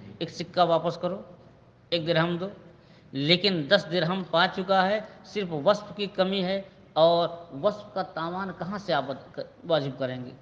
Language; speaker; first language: Urdu; native; Urdu